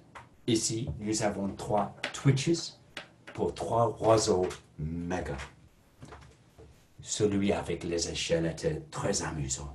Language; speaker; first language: French; non-native, fluent; English